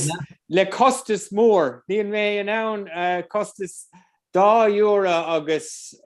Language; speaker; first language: Irish; non-native, learner; English